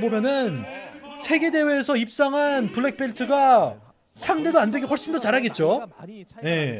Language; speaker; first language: Korean; native; Korean